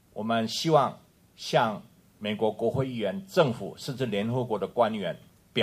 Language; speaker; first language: Chinese; native; Chinese